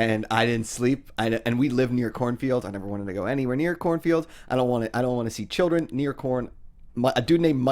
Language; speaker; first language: English; native; English